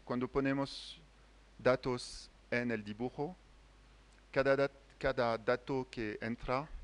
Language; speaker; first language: Spanish; non-native, fluent; French